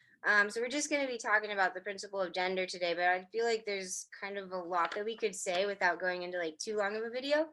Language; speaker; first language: English; native; English